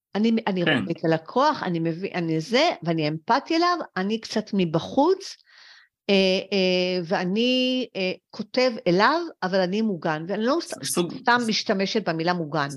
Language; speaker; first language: Hebrew; early bilingual, other home language; French